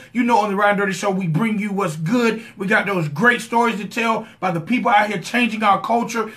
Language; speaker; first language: English; native; English